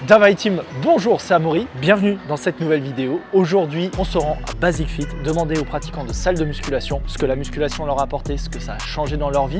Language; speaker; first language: French; native; French